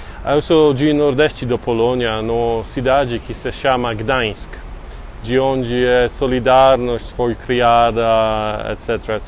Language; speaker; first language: Portuguese; non-native, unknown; Polish